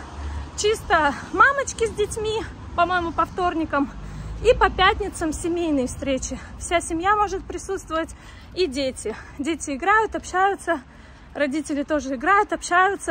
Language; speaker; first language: Russian; native; Russian